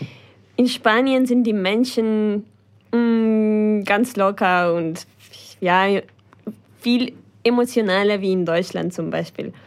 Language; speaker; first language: German; non-native, fluent; Ukrainian